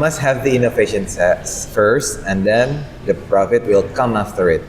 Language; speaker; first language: English; non-native, fluent; Indonesian